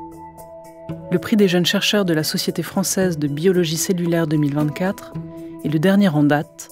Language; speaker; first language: French; native; French